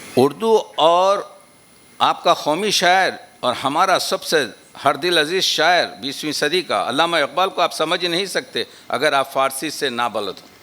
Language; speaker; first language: Urdu; native; Urdu